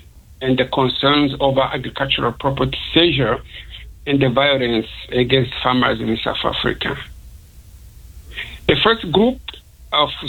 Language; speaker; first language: English; non-native, local second language; Kinyarwanda